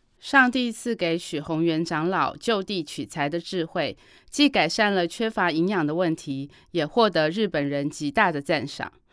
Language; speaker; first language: Chinese; native; Chinese